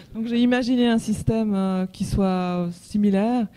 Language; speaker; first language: French; native; French